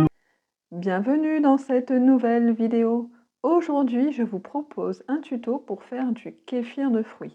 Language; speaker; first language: French; native; French